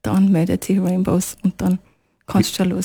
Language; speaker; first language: German; native; German